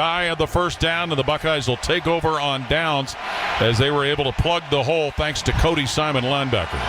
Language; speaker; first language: English; native; English